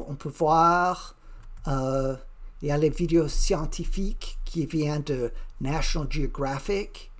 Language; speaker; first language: French; non-native, learner; English